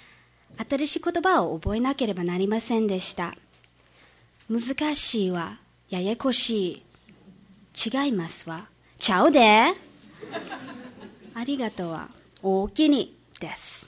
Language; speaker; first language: Japanese; non-native, fluent; English